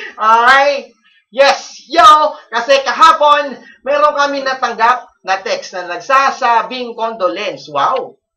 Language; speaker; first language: Filipino; non-native, local second language; Iloko